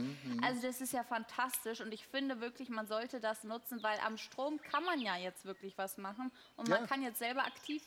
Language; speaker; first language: German; native; German